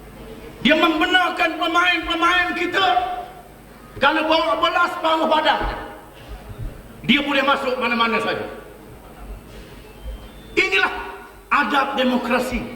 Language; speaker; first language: Malay; native; Malay